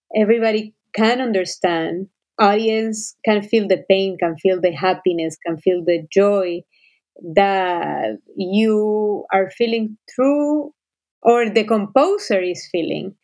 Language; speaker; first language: English; non-native, fluent; Spanish